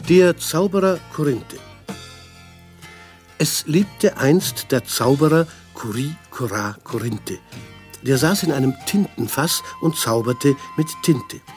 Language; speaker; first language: German; native; German